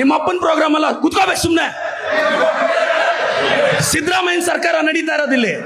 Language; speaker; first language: Kannada; native; Kannada